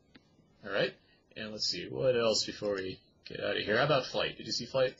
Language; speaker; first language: English; native; English